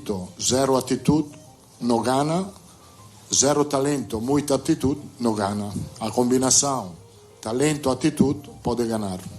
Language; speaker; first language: Portuguese; non-native, learner; Italian